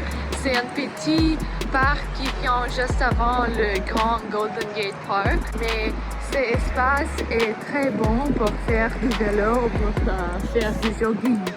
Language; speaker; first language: French; non-native, learner; English